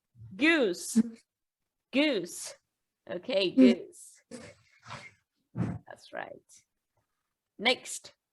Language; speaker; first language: English; non-native, learner; Vietnamese